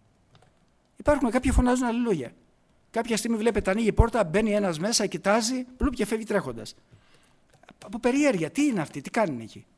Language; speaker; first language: Greek; native; Greek